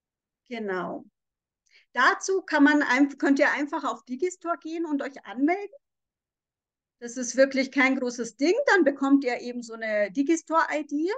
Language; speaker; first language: German; native; German